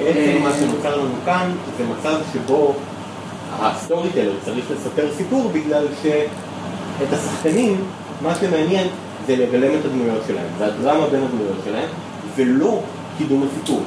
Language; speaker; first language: Hebrew; native; Hebrew